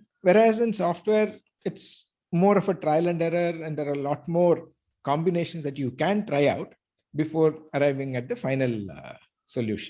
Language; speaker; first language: English; non-native, local second language; Tamil